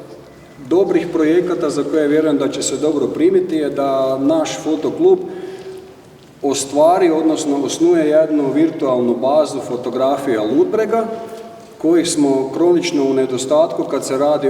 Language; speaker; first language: Croatian; native; Croatian